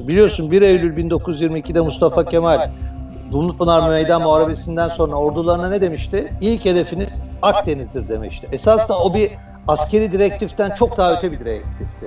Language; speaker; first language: Turkish; native; Turkish